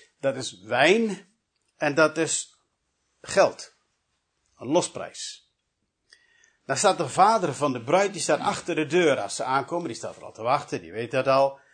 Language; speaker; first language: Dutch; early bilingual, other home language; English